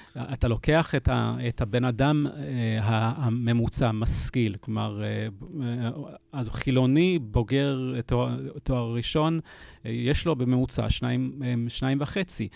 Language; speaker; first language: Hebrew; non-native, fluent; English